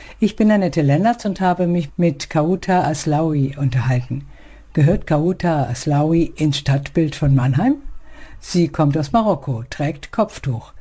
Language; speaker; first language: German; native; German